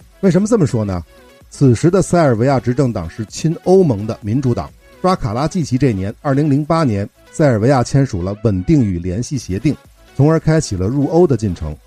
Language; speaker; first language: Chinese; native; Chinese